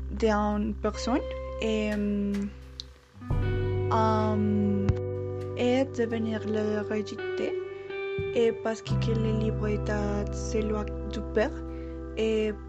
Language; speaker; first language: French; non-native, learner; Spanish